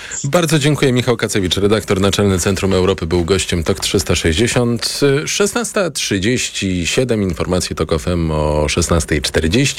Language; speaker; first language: Polish; native; Polish